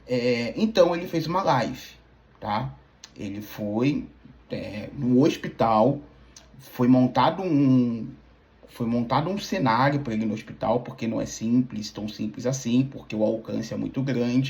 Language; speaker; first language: Portuguese; native; Portuguese